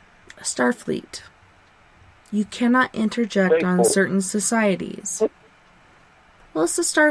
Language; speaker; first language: English; native; English